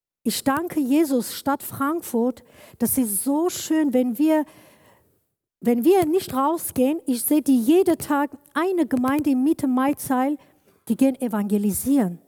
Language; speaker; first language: German; non-native, learner; Kurdish